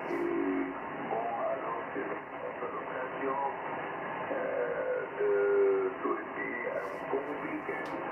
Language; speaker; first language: French; non-native, local second language; German